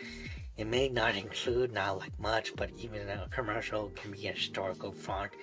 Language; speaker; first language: English; native; English